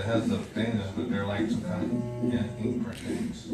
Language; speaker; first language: English; early bilingual, other home language; Spanish